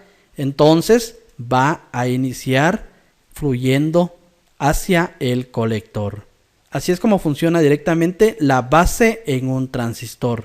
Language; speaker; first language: Spanish; native; Spanish